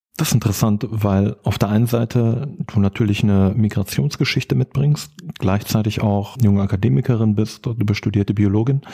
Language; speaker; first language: German; native; German